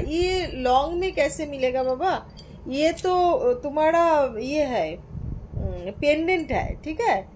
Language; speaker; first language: Hindi; non-native, local second language; Bangla